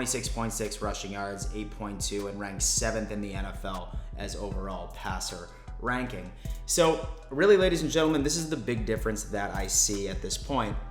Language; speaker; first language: English; native; English